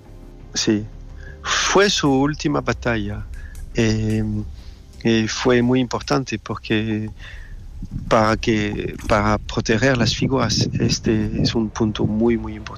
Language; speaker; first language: Spanish; non-native, learner; French